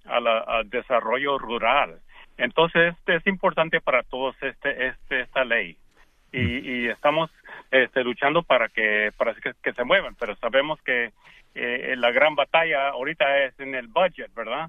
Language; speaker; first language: Spanish; early bilingual, heritage; Spanish